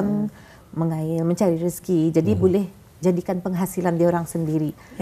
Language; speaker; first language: Malay; native; Malay